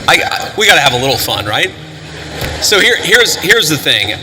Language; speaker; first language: English; native; English